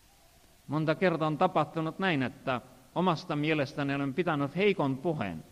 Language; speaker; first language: Finnish; non-native, fluent; Estonian